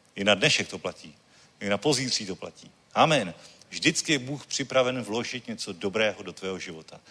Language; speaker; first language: Czech; native; Czech